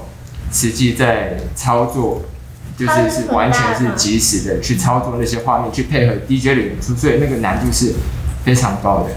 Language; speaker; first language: Chinese; native; Chinese